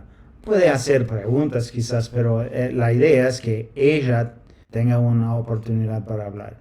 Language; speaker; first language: Spanish; non-native, fluent; English